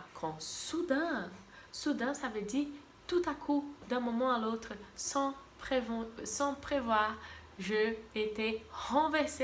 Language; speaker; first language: French; non-native, fluent; Portuguese